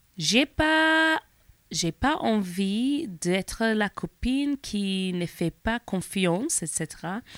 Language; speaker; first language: French; non-native, learner; English